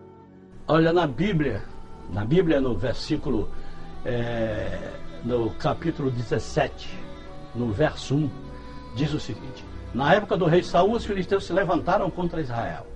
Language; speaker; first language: Portuguese; native; Portuguese